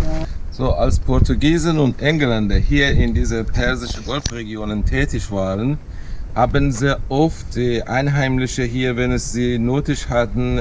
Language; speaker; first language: German; non-native, fluent; Persian